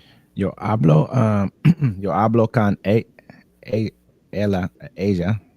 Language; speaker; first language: Spanish; non-native, learner; English